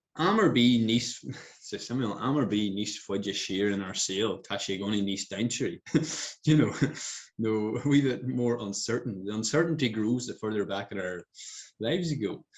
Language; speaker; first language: Irish; native; Irish